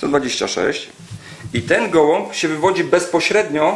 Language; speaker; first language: Polish; native; Polish